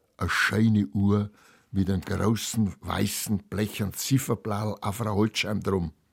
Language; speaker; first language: German; native; German